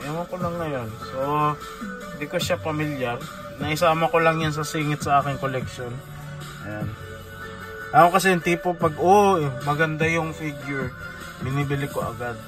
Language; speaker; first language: Filipino; native; Filipino